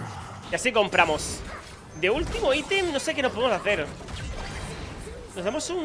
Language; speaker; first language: Spanish; native; Spanish